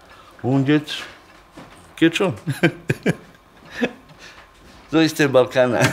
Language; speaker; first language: German; non-native, learner; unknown